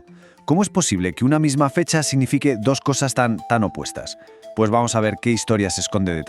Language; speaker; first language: Spanish; native; Spanish